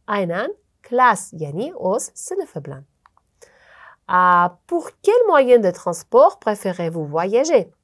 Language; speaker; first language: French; non-native, fluent; Uzbek